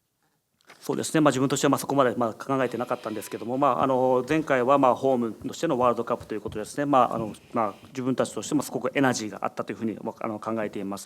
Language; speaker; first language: Japanese; native; Japanese